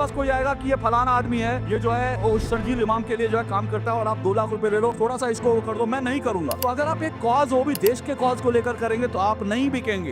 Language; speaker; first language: Hindi; native; Hindi